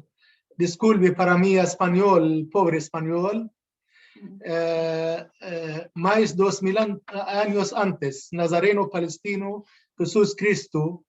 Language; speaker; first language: Spanish; non-native, learner; Arabic